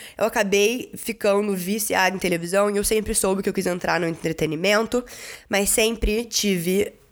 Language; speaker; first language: Portuguese; native; Portuguese